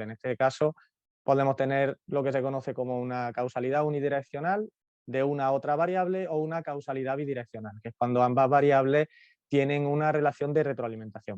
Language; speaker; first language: Spanish; native; Spanish